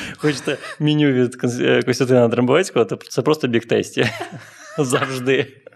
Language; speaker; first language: Ukrainian; non-native, local second language; Russian